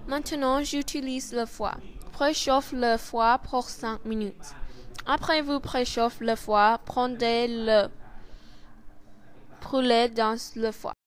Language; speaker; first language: French; non-native, learner; Thai